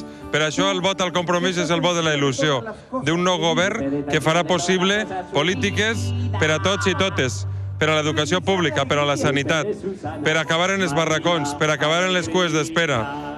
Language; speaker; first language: Catalan; native; Catalan